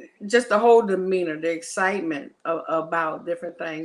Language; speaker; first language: English; native; English